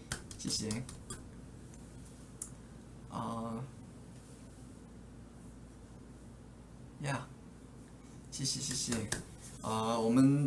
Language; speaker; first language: Chinese; early bilingual, heritage; English